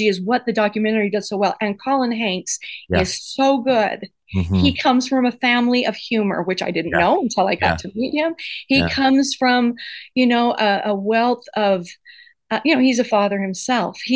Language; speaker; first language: English; native; English